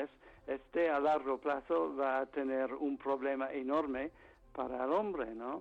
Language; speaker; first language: Spanish; non-native, fluent; English